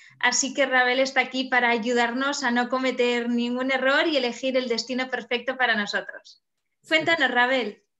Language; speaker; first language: Spanish; native; Spanish